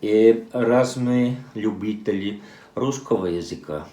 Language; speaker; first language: Russian; non-native, fluent; Finnish